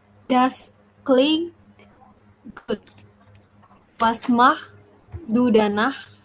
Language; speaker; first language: German; non-native, learner; Indonesian